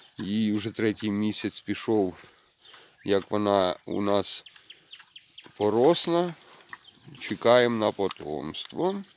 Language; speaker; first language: Ukrainian; native; Ukrainian